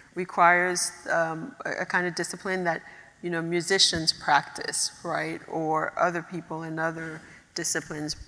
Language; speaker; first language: English; early bilingual, other home language; Haitian Creole